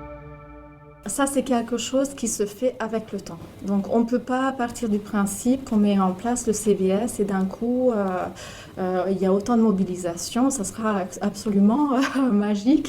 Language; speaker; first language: French; native; French